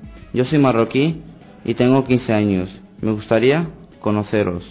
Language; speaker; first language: Spanish; early bilingual, other home language; Arabic